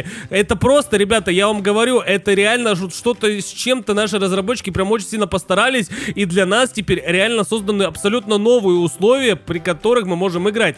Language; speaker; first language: Russian; native; Russian